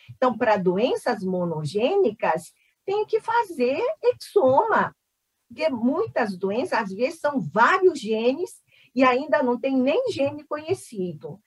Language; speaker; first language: Portuguese; early bilingual, other home language; Korean